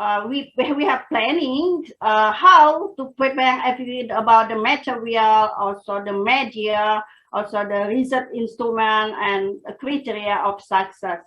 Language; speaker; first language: English; non-native, fluent; Indonesian